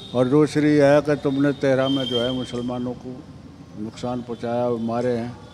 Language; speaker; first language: Hindi; native; Hindi